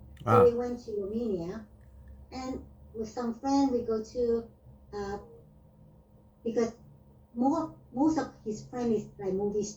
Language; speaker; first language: English; non-native, learner; Vietnamese